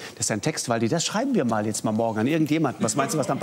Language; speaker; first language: German; native; German